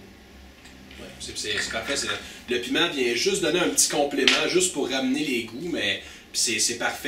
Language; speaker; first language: French; native; French